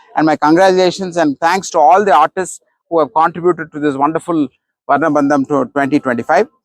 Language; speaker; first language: English; non-native, local second language; Tamil